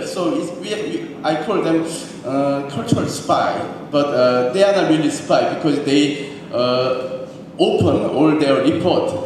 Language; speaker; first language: English; non-native, learner; Korean